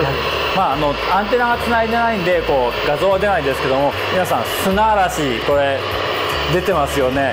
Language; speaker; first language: Japanese; native; Japanese